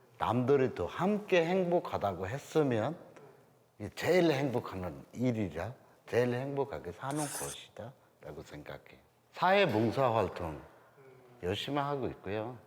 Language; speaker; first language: Korean; non-native, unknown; Bangla